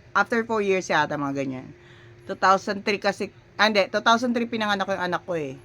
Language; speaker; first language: Filipino; native; Filipino